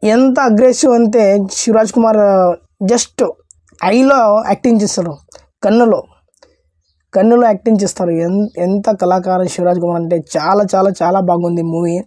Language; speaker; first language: Telugu; non-native, local second language; Kannada